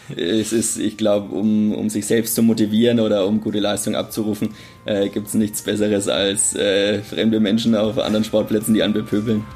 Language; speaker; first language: German; native; German